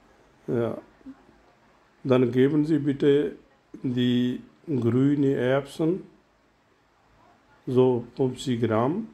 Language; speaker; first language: German; non-native, learner; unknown